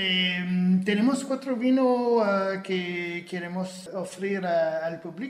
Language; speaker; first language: Spanish; non-native, fluent; French